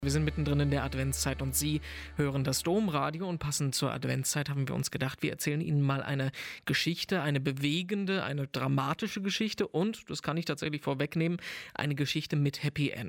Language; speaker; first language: German; native; German